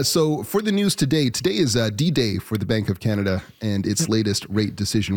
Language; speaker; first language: English; native; English